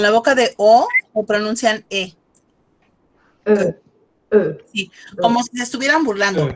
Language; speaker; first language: Spanish; native; Spanish